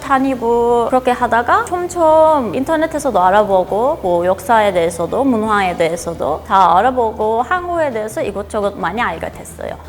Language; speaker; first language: Korean; non-native, fluent; Turkish